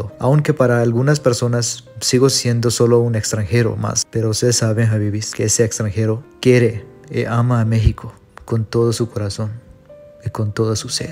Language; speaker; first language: Spanish; non-native, fluent; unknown